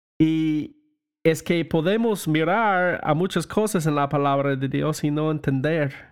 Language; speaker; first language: Spanish; non-native, learner; English